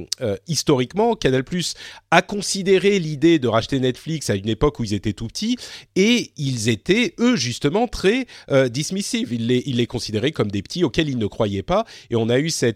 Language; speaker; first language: French; native; French